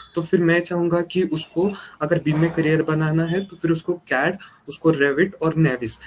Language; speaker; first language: Hindi; non-native, local second language; Marathi